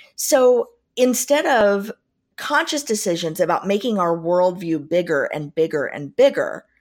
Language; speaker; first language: English; native; English